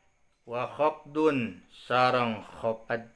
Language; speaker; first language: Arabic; non-native, fluent; Sundanese